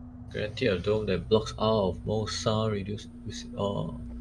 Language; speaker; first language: English; non-native, local second language; Chinese